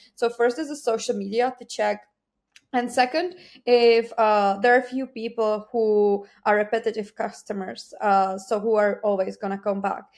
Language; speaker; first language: English; non-native, fluent; Czech